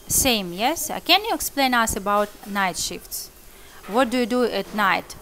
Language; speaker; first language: English; non-native, learner; Russian